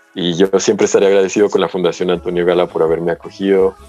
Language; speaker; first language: Spanish; early bilingual, heritage; Spanish